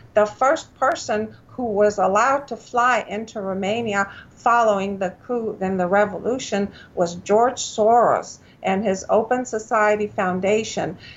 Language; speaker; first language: English; non-native, fluent; Romanian